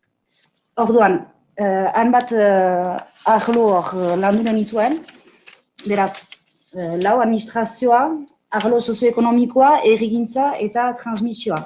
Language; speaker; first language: Basque; native; Basque